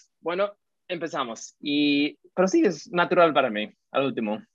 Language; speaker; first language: Spanish; early bilingual, heritage; Spanish